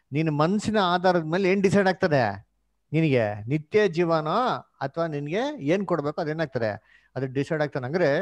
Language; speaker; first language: Kannada; native; Kannada